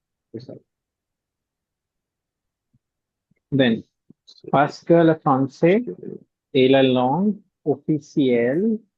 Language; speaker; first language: French; non-native, fluent; Hindi